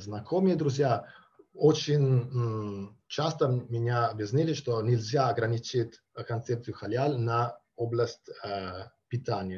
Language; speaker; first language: Russian; non-native, fluent; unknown